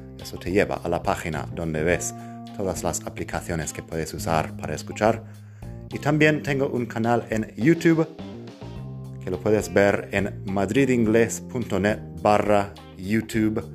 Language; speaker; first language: Spanish; non-native, fluent; English